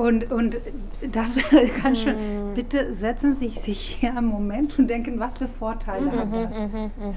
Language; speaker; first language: German; non-native, fluent; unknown